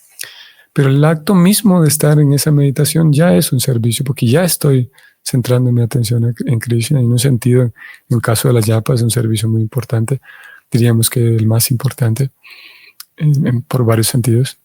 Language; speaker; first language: Spanish; native; Spanish